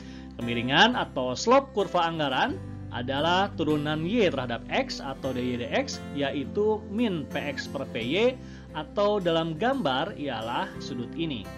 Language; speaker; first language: Indonesian; native; Indonesian